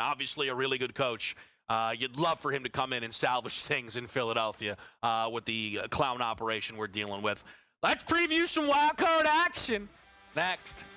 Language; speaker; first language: English; native; English